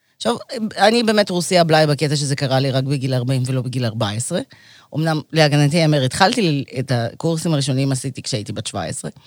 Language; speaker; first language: Hebrew; early bilingual, other home language; Russian